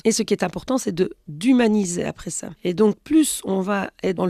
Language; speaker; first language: French; native; French